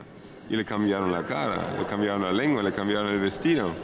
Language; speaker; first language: Spanish; native; Spanish